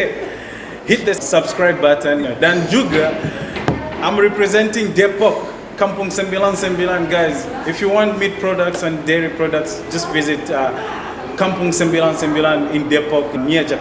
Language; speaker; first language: English; non-native, fluent; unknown